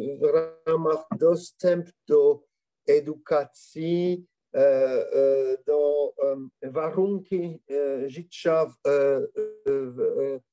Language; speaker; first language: Polish; non-native, learner; French